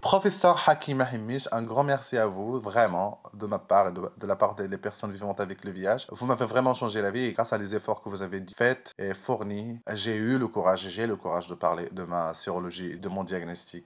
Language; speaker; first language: French; non-native, local second language; Arabic